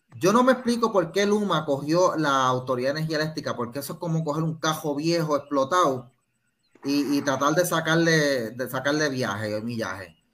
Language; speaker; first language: Spanish; native; Spanish